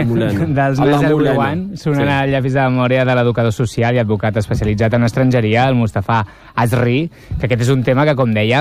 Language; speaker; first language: Catalan; native; Catalan